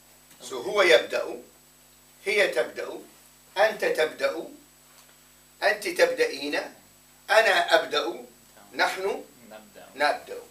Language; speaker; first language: Arabic; non-native, fluent; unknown